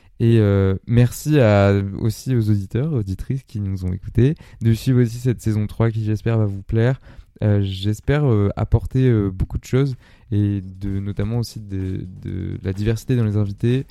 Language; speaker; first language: French; native; French